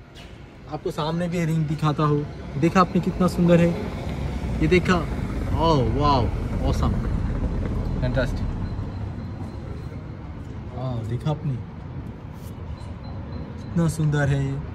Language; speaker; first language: Hindi; non-native, learner; Bangla